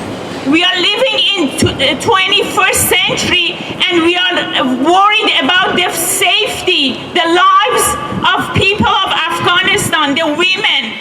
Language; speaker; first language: English; non-native, fluent; Persian